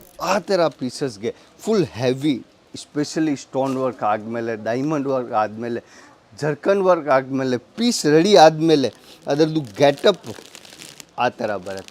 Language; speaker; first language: Kannada; non-native, fluent; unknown